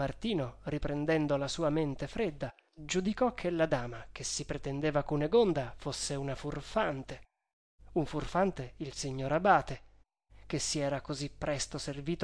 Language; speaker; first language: Italian; native; Italian